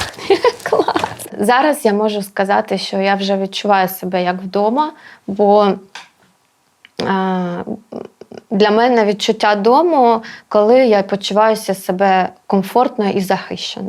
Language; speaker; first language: Ukrainian; non-native, local second language; Russian